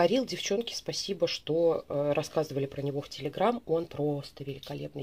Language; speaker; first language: Russian; native; Russian